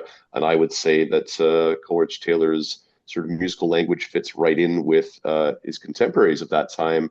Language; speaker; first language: English; native; English